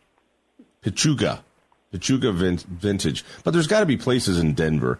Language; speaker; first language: English; native; English